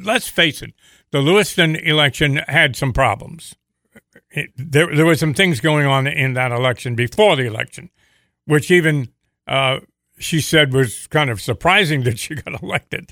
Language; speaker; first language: English; native; English